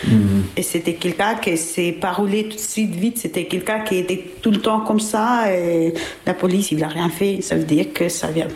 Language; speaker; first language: French; non-native, learner; Albanian